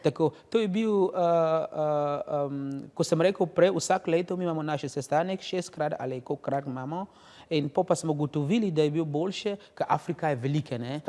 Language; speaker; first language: Slovenian; non-native, learner; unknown